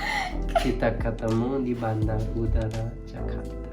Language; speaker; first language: Indonesian; non-native, learner; German